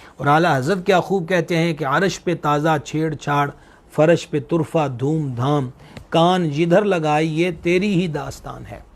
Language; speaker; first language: Urdu; non-native, local second language; Punjabi